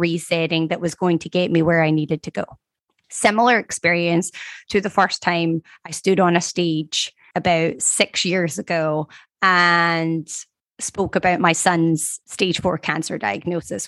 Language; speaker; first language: English; native; English